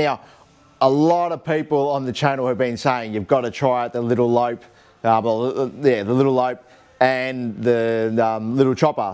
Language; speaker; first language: English; native; English